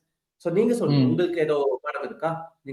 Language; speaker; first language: Tamil; early bilingual, heritage; Tamil